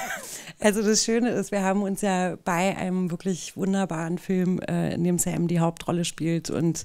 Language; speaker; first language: German; native; German